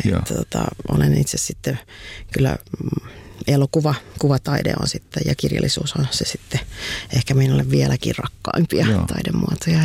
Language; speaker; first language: Finnish; native; Finnish